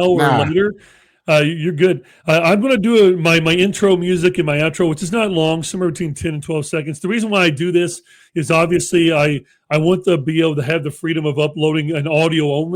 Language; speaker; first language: English; native; English